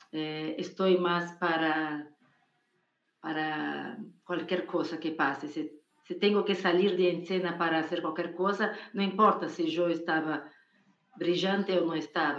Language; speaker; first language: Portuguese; non-native, fluent; Spanish